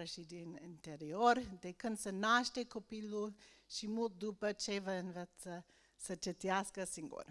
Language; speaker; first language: Romanian; non-native, learner; English